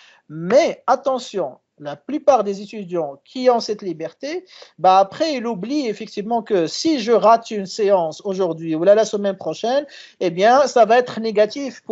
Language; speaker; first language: French; non-native, local second language; Arabic